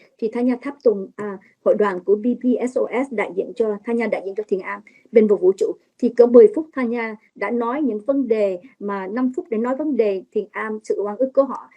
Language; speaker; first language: Vietnamese; early bilingual, heritage; Vietnamese